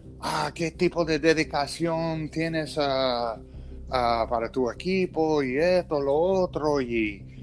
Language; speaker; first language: Spanish; non-native, fluent; English